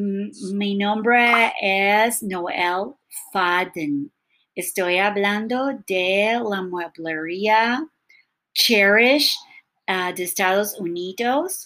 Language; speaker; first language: Spanish; non-native, learner; English